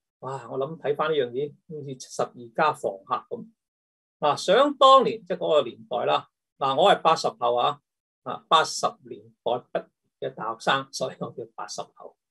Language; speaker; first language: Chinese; non-native, local second language; Cantonese